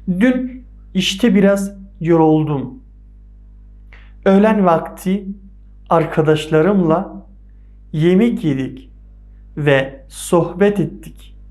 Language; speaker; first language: Turkish; non-native, fluent; Persian